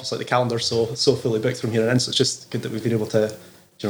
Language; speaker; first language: English; native; English